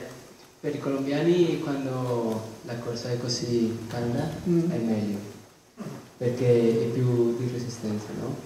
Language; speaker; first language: Italian; non-native, learner; Spanish